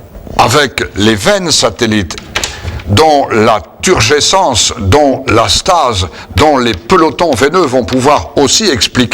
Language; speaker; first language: French; native; French